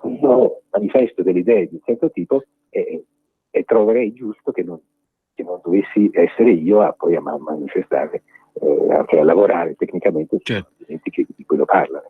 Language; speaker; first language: Italian; native; Italian